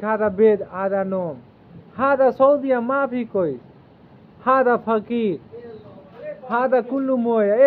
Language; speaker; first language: Arabic; non-native, learner; Hindi